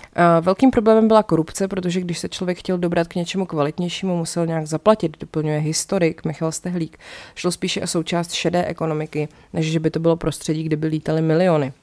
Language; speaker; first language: Czech; native; Czech